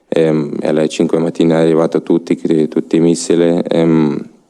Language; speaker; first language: Italian; non-native, learner; Ukrainian